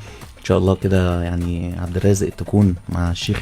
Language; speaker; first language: Arabic; native; Arabic